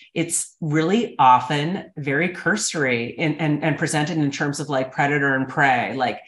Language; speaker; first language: English; native; English